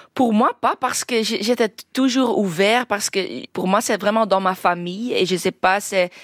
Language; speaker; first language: French; non-native, local second language; Dutch